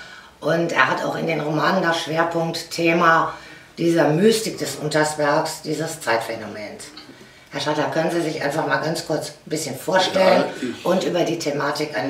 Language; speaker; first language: German; native; German